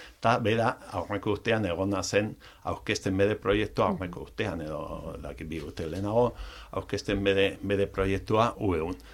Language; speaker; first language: Basque; non-native, local second language; Spanish